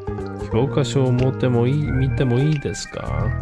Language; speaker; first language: Japanese; non-native, learner; English